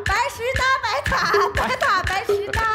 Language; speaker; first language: Chinese; native; Chinese